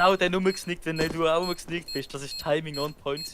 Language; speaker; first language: German; native; German